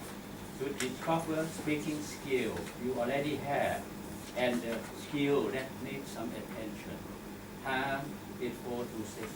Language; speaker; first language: English; non-native, learner; Thai